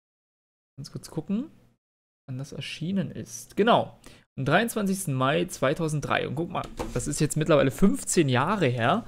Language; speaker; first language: German; native; German